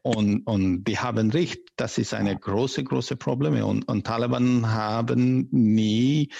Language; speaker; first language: German; non-native, learner; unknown